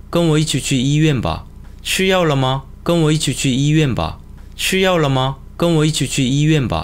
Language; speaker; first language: Chinese; non-native, fluent; Korean